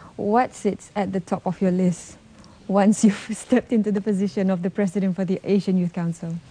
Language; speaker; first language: English; non-native, local second language; Malay